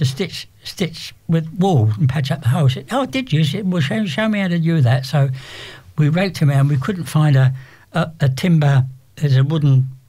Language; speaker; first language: English; native; English